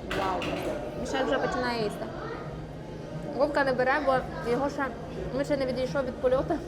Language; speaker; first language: Ukrainian; native; Ukrainian